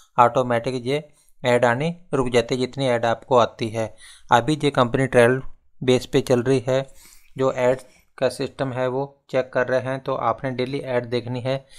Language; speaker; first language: Hindi; non-native, local second language; Punjabi